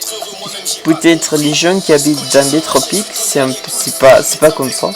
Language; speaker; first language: French; non-native, fluent; Spanish